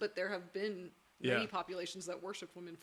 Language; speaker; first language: English; native; English